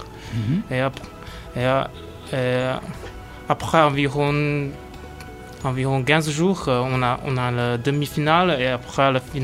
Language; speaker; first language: French; non-native, learner; Chinese